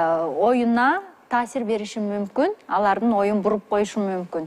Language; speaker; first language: Kyrgyz; native; Kyrgyz